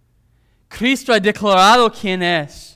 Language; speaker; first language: Spanish; non-native, fluent; English